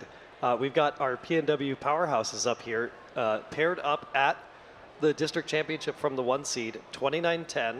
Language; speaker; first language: English; native; English